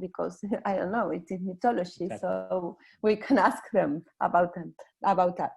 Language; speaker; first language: English; non-native, learner; Spanish